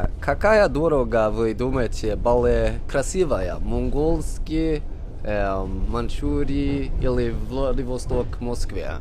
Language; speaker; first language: Russian; non-native, learner; Swedish